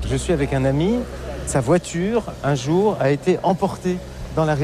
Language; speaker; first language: French; native; French